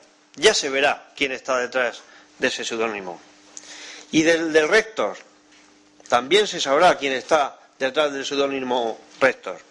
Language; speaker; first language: Spanish; native; Spanish